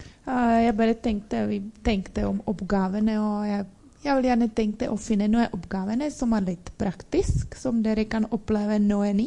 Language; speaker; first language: Norwegian; non-native, learner; Czech